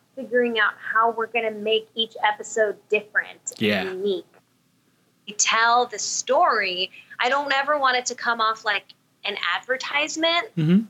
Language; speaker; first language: English; native; English